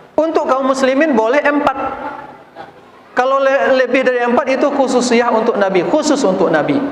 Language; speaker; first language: Malay; non-native, local second language; Minangkabau